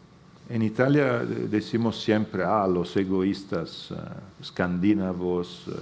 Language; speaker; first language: Spanish; non-native, fluent; Italian